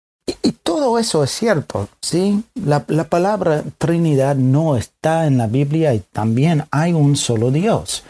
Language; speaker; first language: Spanish; non-native, fluent; English